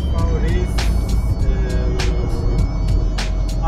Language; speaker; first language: English; non-native, learner; Turkish